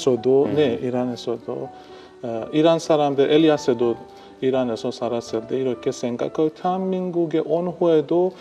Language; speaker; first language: Korean; non-native, fluent; Persian